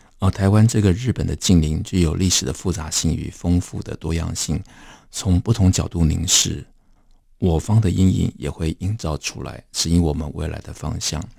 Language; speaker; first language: Chinese; native; Chinese